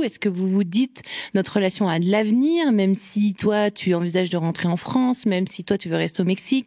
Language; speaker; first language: French; native; French